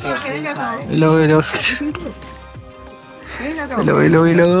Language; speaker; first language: English; non-native, local second language; Filipino